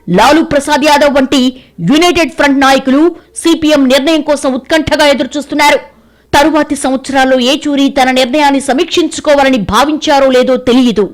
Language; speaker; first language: Telugu; native; Telugu